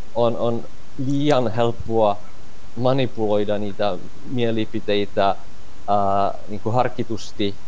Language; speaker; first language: Finnish; non-native, fluent; Czech